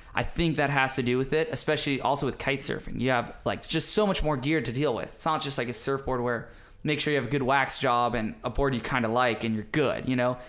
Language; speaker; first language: English; native; English